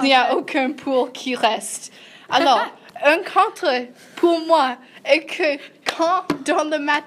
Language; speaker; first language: French; non-native, learner; English